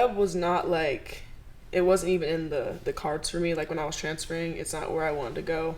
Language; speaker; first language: English; native; English